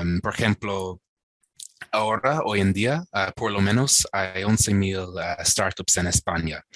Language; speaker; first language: Spanish; non-native, fluent; English